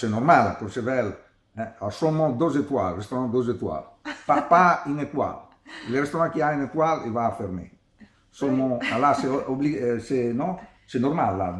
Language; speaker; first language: French; non-native, learner; Italian